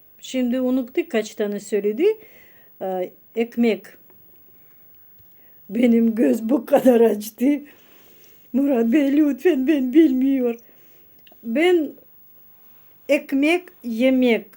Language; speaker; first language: Turkish; non-native, learner; Russian